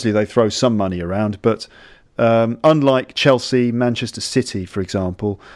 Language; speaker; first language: English; native; English